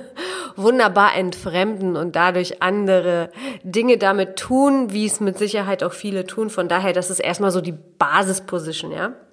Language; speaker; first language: German; early bilingual, other home language; Polish